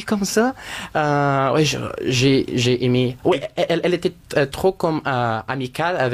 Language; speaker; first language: French; non-native, fluent; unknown